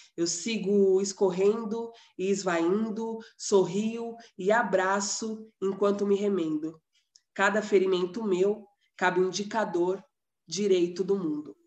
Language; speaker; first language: Portuguese; native; Portuguese